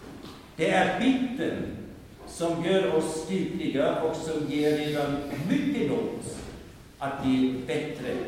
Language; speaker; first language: Swedish; non-native, fluent; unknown